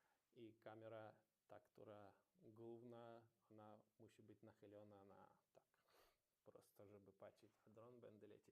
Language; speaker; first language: Polish; non-native, learner; Ukrainian